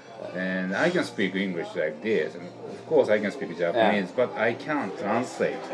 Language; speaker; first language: English; non-native, learner; Japanese